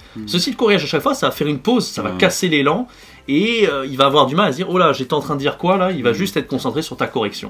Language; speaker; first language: French; native; French